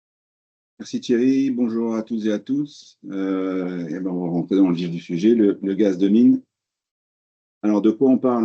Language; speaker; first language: French; native; French